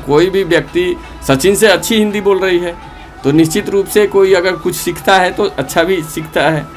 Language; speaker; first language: Hindi; native; Hindi